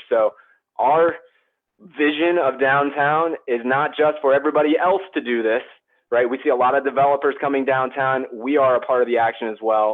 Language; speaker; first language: English; native; English